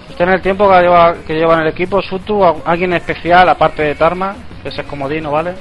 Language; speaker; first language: Spanish; native; Spanish